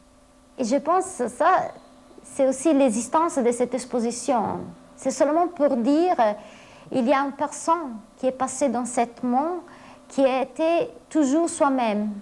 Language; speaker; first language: French; non-native, fluent; Italian